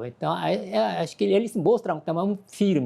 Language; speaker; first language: Portuguese; non-native, fluent; Korean